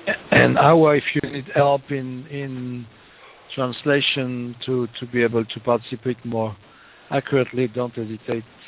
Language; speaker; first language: English; non-native, fluent; French